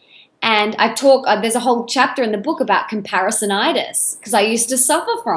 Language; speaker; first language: English; native; English